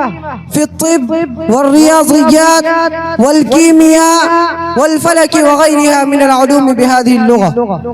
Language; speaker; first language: Arabic; non-native, fluent; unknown